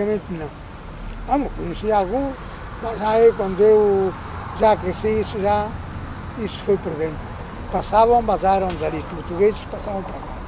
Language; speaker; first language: Portuguese; non-native, local second language; Spanish